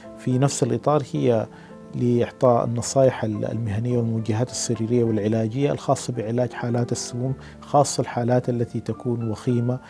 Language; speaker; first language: Arabic; early bilingual, heritage; Arabic